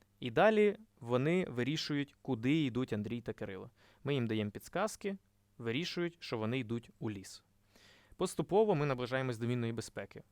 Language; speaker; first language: Ukrainian; non-native, local second language; Russian